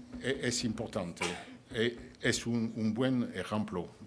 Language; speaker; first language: Spanish; non-native, fluent; French